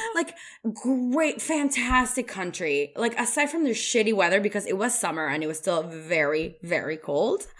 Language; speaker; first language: English; non-native, fluent; Spanish